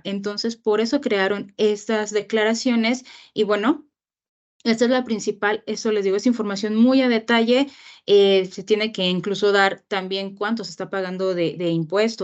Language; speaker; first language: Spanish; native; Spanish